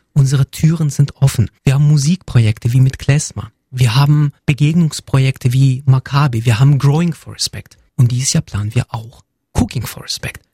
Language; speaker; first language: German; early bilingual, other home language; Russian